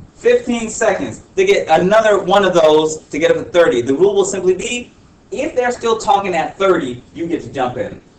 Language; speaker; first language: English; early bilingual, other home language; Spanish